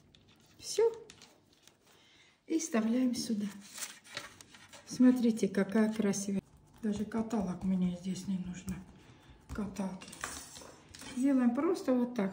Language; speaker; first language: Russian; non-native, local second language; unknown